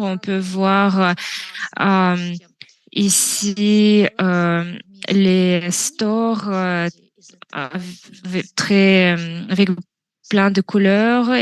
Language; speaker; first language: French; non-native, fluent; Russian